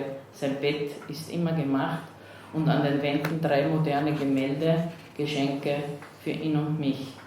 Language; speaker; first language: German; native; German